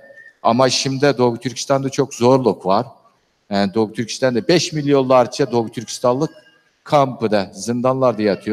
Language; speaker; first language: Turkish; non-native, learner; Uyghur